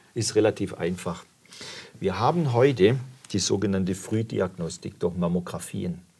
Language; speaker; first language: German; native; German